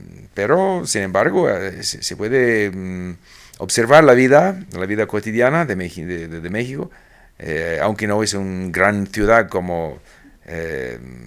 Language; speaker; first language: Spanish; non-native, fluent; English